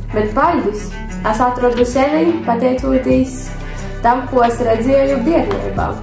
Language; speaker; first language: Latvian; native; Latvian